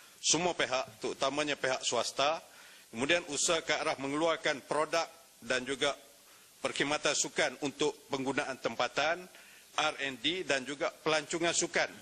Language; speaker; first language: Malay; native; Malay